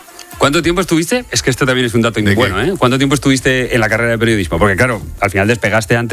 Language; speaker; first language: Spanish; native; Spanish